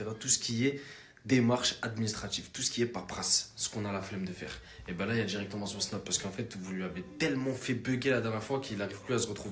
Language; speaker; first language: French; native; French